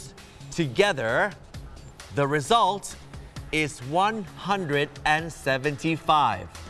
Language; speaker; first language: English; non-native, fluent; Thai